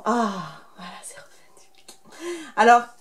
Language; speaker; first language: French; native; French